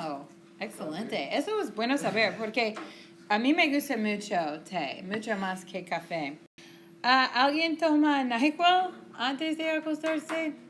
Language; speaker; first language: Spanish; non-native, fluent; English